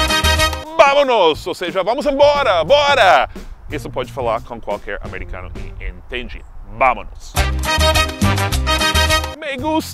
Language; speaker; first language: Portuguese; non-native, fluent; English